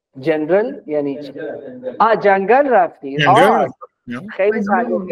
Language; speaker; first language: Persian; non-native, fluent; Urdu